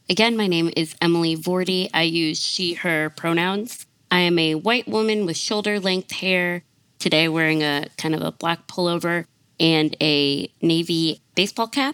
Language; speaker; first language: English; native; English